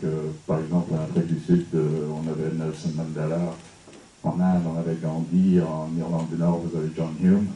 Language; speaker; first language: French; non-native, fluent; English